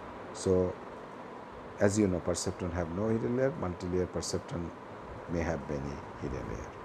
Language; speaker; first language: English; non-native, local second language; Bangla